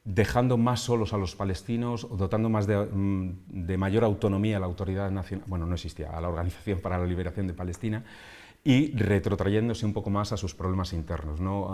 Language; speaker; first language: Spanish; native; Spanish